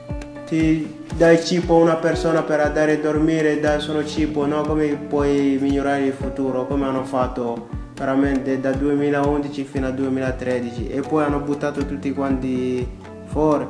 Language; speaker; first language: Italian; non-native, learner; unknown